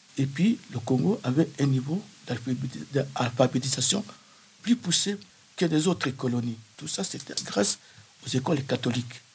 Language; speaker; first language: French; non-native, local second language; Kongo